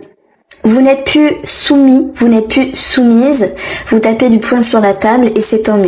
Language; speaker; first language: French; native; French